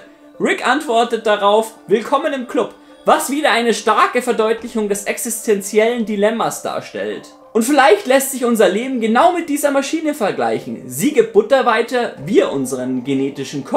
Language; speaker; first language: German; native; German